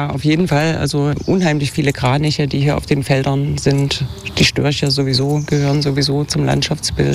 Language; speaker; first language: German; native; German